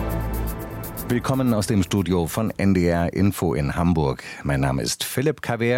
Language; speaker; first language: German; native; German